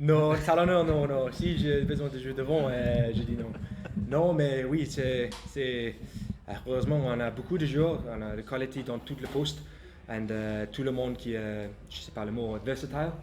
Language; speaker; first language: French; non-native, learner; English